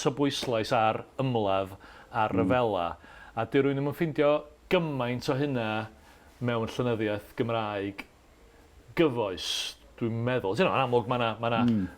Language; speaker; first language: Welsh; native; Welsh